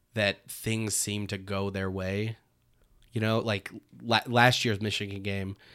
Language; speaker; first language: English; native; English